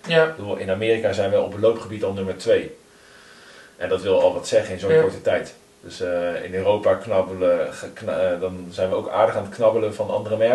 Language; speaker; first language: Dutch; native; Dutch